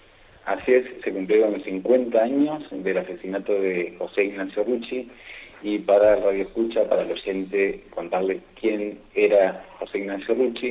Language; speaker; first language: Spanish; native; Spanish